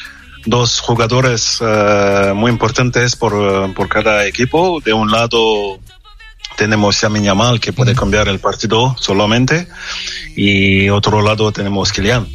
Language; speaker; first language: Spanish; non-native, fluent; French